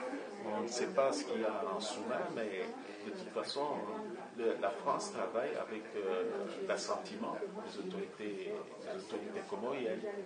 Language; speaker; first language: French; non-native, local second language; Comorian